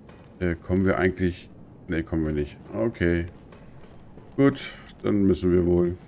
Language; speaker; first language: German; native; German